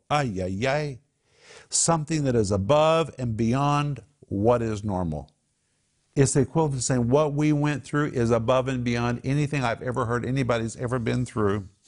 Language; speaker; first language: English; native; English